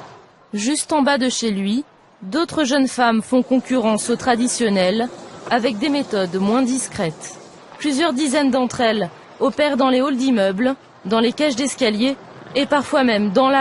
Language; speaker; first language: French; native; French